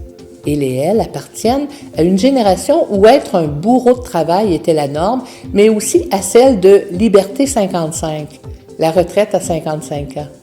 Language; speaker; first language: French; native; French